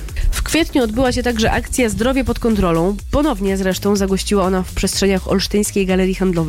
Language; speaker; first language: Polish; native; Polish